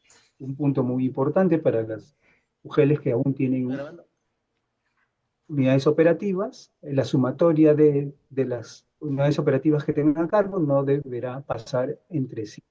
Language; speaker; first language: Spanish; native; Spanish